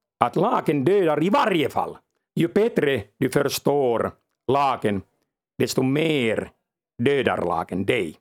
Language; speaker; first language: Swedish; non-native, local second language; Finnish